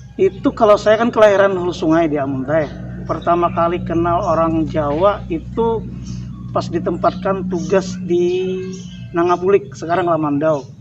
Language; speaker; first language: Indonesian; non-native, local second language; Banjar